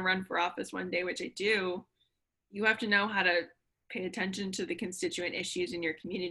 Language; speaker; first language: English; native; English